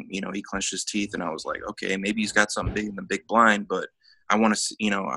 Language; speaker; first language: English; native; English